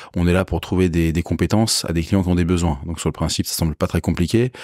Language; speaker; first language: French; native; French